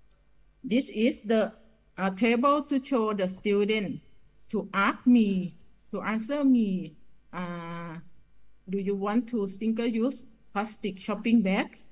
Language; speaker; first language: English; non-native, learner; Thai